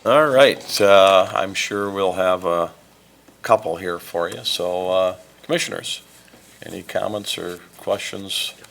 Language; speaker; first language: English; native; English